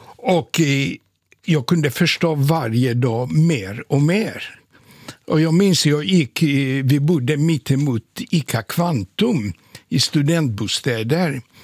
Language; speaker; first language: Swedish; non-native, fluent; Polish